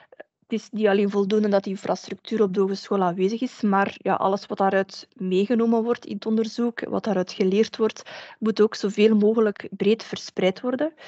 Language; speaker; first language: Dutch; native; Dutch